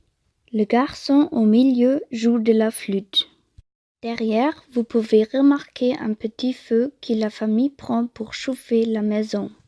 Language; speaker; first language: French; non-native, learner; German